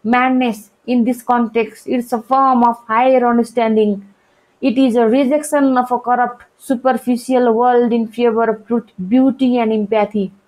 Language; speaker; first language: English; non-native, local second language; Nepali